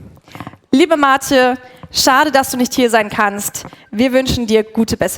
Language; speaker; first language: German; native; German